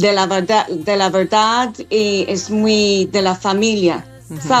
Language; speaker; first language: Spanish; non-native, fluent; English